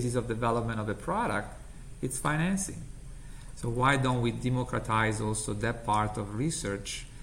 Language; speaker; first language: English; non-native, fluent; Italian